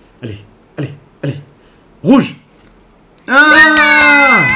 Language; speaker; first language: French; native; French